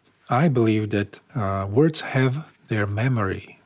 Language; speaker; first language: English; non-native, fluent; Slovak